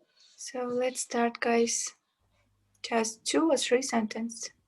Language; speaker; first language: English; non-native, fluent; Kazakh